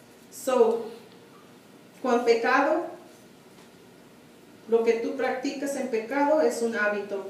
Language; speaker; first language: Spanish; early bilingual, heritage; Spanish